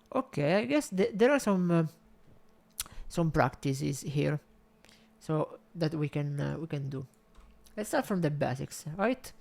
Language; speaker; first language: English; non-native, fluent; Italian